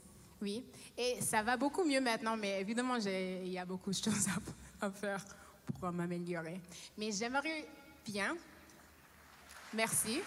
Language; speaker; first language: French; non-native, fluent; English